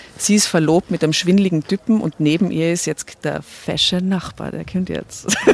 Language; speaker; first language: German; native; German